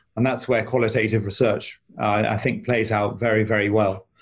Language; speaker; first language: English; native; English